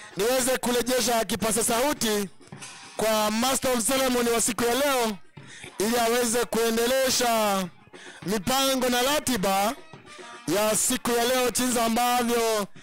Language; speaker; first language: Swahili; non-native, local second language; Gusii